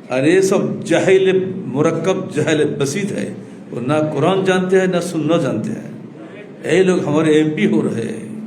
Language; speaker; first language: Urdu; non-native, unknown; Bangla